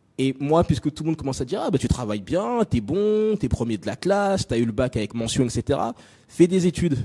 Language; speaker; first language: French; native; French